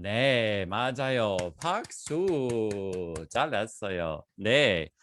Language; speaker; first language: Korean; non-native, fluent; English